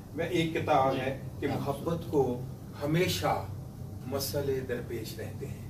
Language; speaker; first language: Urdu; non-native, local second language; Punjabi